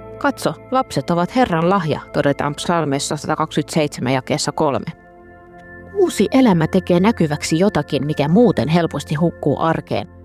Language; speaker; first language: Finnish; native; Finnish